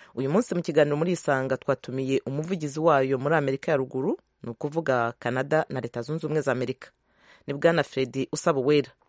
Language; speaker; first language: Kinyarwanda; native; Kinyarwanda